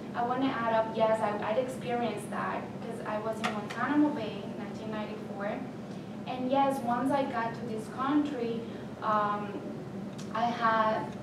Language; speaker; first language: English; early bilingual, other home language; Spanish